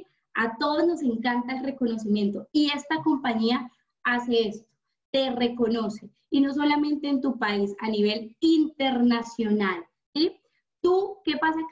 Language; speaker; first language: Spanish; native; Spanish